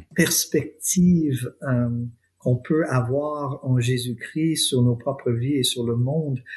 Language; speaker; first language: French; non-native, fluent; English